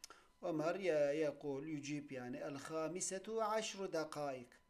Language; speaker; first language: Arabic; non-native, fluent; Turkish